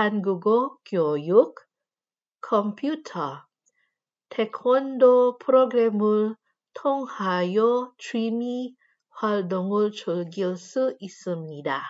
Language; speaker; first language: Korean; non-native, fluent; Filipino